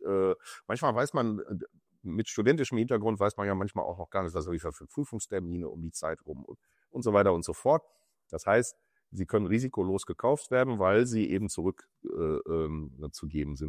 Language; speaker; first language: German; native; German